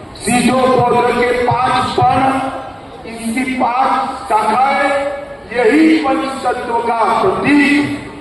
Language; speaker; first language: Hindi; non-native, local second language; Gujarati